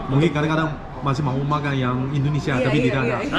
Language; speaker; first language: Indonesian; non-native, learner; Chinese